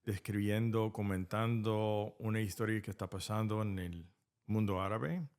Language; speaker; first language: Spanish; non-native, fluent; English